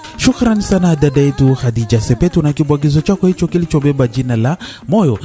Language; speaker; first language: Swahili; non-native, local second language; Rundi